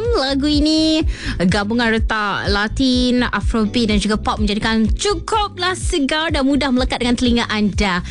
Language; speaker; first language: Malay; native; Malay